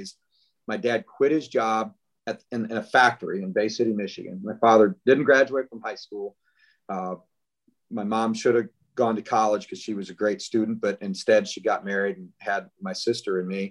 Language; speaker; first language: English; native; English